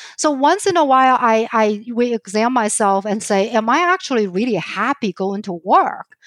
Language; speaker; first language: English; non-native, fluent; Chinese